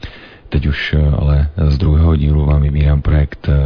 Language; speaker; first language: Czech; native; Czech